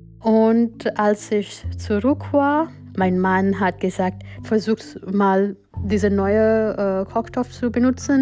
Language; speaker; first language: German; non-native, learner; Gujarati